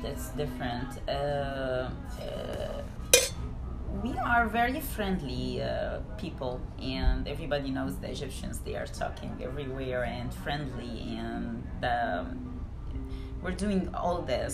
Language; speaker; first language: English; non-native, fluent; Arabic